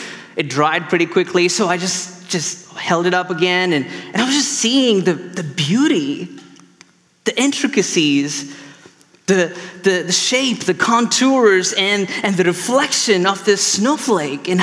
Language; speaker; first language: English; non-native, local second language; Tamil